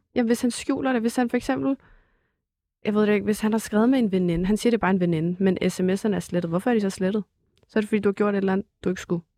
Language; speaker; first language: Danish; early bilingual, other home language; Armenian